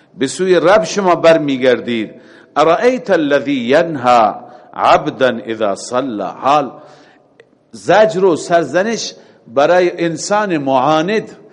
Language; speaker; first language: Persian; native; Persian